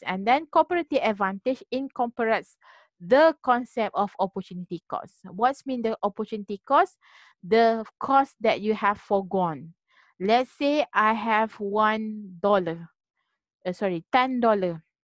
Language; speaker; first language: English; non-native, local second language; Malay